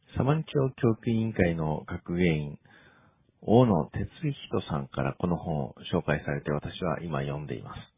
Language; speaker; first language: Japanese; native; Japanese